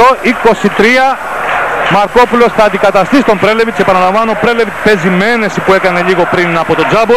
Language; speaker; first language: Greek; native; Greek